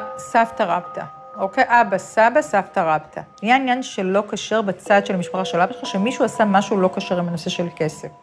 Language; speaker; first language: Hebrew; native; Hebrew